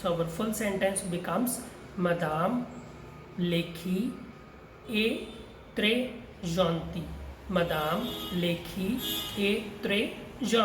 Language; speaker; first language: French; non-native, learner; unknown